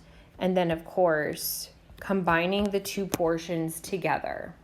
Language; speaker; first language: English; native; English